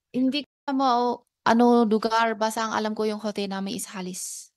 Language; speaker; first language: Filipino; non-native, learner; Chinese